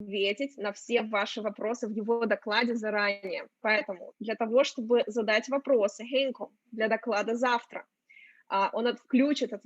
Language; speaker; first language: Russian; native; Russian